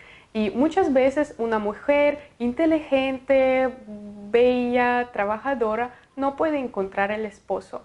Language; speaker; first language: Spanish; non-native, fluent; Russian